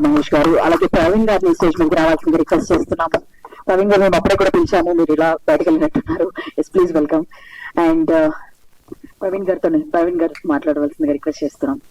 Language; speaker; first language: Telugu; native; Telugu